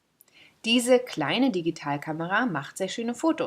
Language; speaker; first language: German; non-native, fluent; English